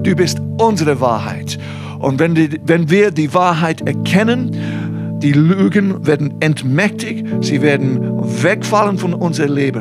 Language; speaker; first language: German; non-native, fluent; English